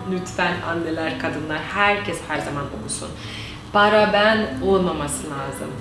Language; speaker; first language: Turkish; non-native, fluent; Hungarian